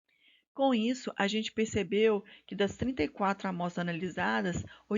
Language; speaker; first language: Portuguese; native; Portuguese